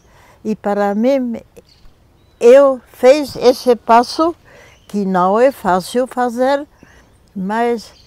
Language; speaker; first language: Portuguese; non-native, fluent; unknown